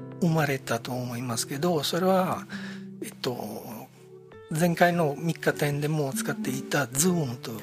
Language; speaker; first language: Japanese; non-native, fluent; Italian